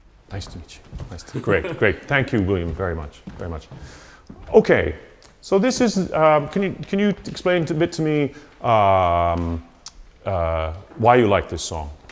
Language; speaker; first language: English; native; English